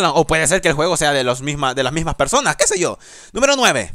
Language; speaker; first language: Spanish; native; Spanish